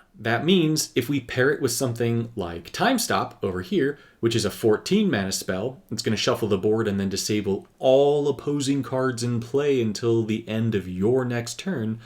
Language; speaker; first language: English; native; English